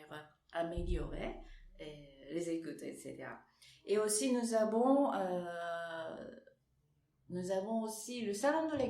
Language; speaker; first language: French; non-native, fluent; Japanese